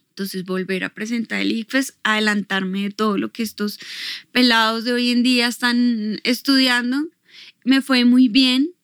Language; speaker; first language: Spanish; native; Spanish